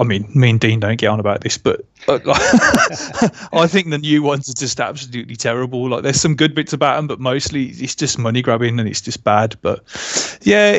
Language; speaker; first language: English; native; English